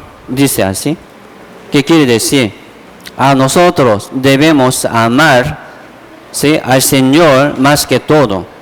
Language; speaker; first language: Spanish; non-native, fluent; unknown